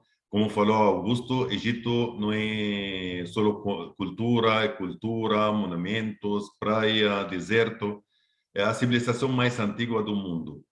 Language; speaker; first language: Portuguese; non-native, fluent; Arabic